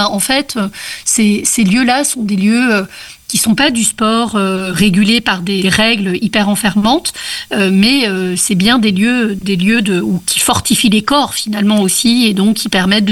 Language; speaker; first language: French; native; French